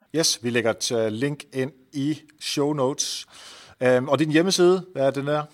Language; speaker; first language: Danish; non-native, fluent; Dutch